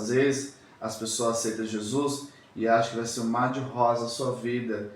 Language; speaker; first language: Portuguese; native; Portuguese